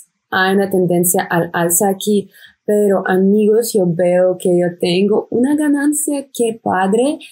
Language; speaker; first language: Spanish; non-native, fluent; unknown